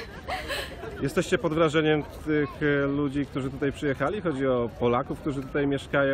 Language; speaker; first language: Polish; native; Polish